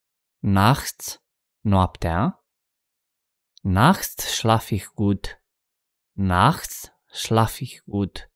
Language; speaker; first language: German; non-native, fluent; Romanian